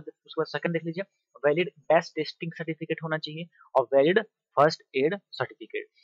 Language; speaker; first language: Hindi; native; Hindi